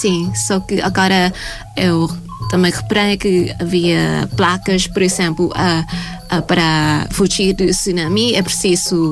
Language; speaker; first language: Portuguese; non-native, fluent; Thai